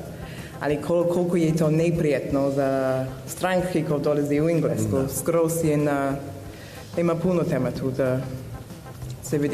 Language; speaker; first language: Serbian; non-native, learner; English